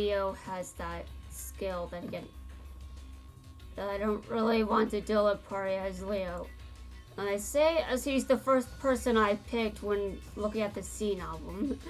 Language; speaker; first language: English; native; English